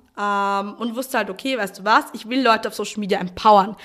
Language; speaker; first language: German; native; German